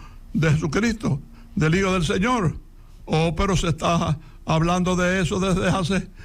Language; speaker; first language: Spanish; native; Spanish